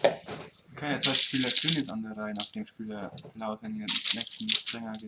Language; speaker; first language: German; native; German